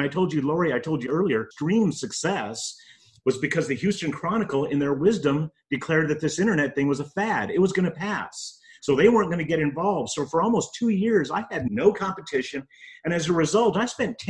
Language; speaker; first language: English; native; English